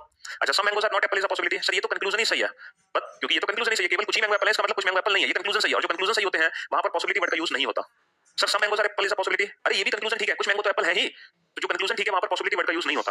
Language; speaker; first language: Hindi; native; Hindi